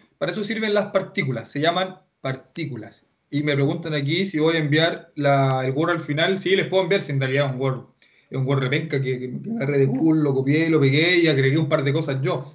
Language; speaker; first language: Spanish; native; Spanish